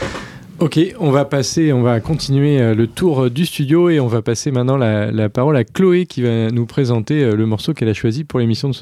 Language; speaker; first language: French; native; French